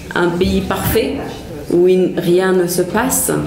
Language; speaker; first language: French; non-native, local second language; Arabic